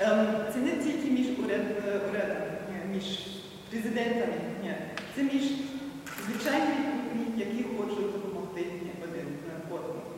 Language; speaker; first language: Ukrainian; non-native, learner; German